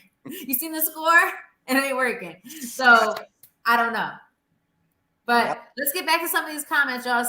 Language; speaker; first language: English; native; English